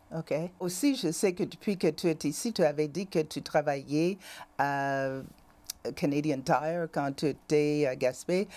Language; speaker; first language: French; native; French